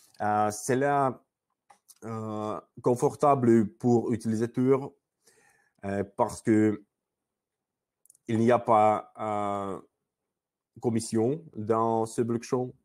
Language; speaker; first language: French; non-native, learner; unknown